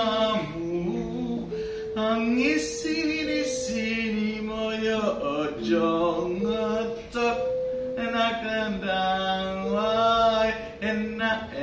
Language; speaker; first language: Indonesian; non-native, fluent; French